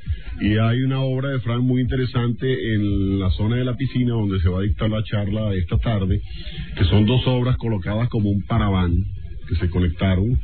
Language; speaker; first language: Spanish; native; Spanish